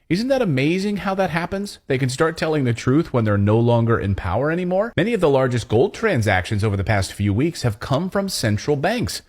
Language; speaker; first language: English; native; English